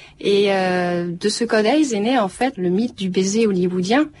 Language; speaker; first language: French; native; French